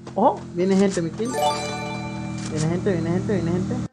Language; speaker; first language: Spanish; native; Spanish